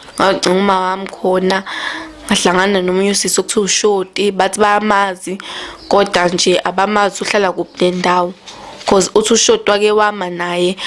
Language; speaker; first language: Zulu; native; Zulu